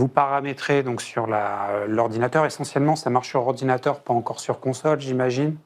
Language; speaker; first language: French; native; French